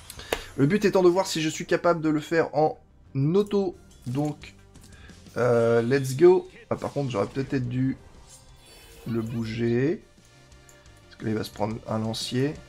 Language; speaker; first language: French; native; French